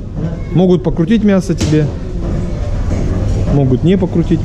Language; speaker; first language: Russian; native; Russian